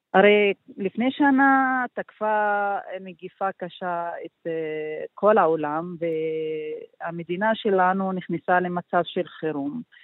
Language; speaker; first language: Hebrew; non-native, local second language; Arabic